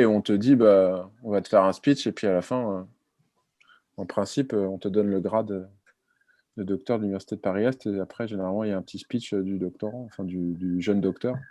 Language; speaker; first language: French; native; French